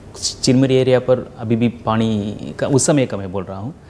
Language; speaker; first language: Hindi; non-native, local second language; Tamil